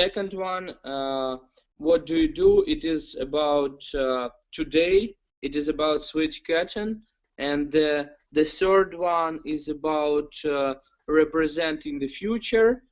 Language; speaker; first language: English; non-native, learner; Ukrainian